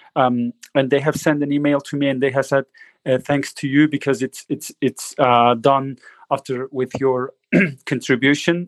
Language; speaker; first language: English; non-native, fluent; Turkish